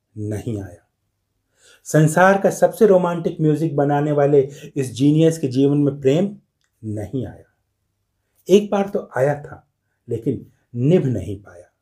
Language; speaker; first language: Hindi; native; Hindi